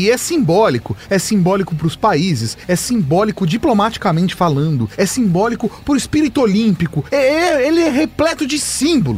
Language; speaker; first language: Portuguese; native; Portuguese